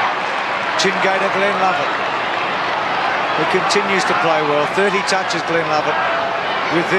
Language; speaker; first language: English; native; English